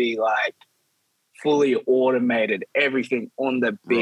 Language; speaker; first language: English; native; English